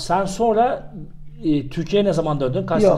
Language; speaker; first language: Turkish; native; Turkish